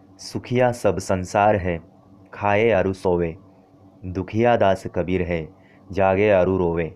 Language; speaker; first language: Hindi; non-native, local second language; Marathi